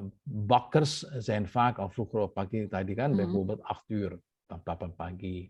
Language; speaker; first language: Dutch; non-native, fluent; Indonesian